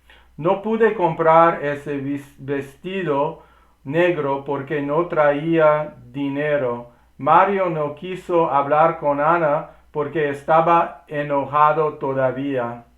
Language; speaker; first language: Spanish; non-native, learner; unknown